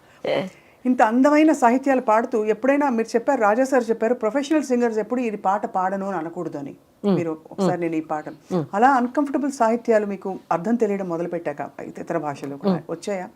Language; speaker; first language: Telugu; native; Telugu